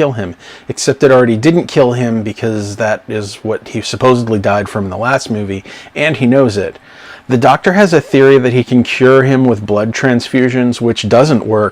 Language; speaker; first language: English; native; English